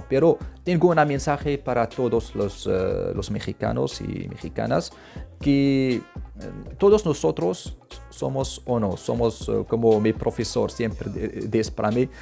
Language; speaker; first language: Spanish; non-native, fluent; Arabic